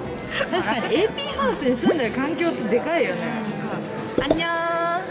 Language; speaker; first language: Japanese; native; Japanese